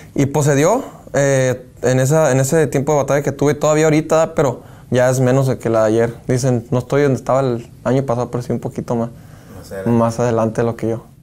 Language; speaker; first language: Spanish; early bilingual, heritage; Spanish